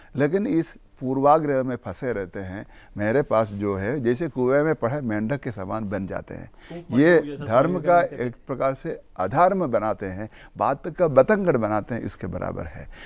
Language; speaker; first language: Hindi; non-native, local second language; Malayalam